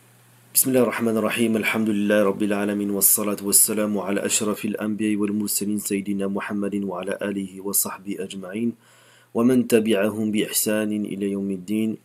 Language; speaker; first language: Arabic; non-native, fluent; French